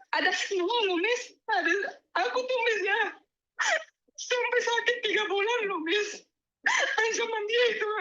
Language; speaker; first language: Indonesian; native; Indonesian